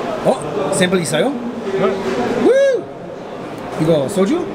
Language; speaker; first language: Korean; non-native, learner; English